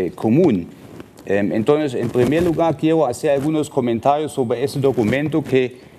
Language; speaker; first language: Spanish; non-native, fluent; German